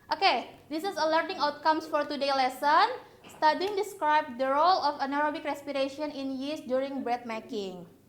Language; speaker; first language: English; non-native, learner; Indonesian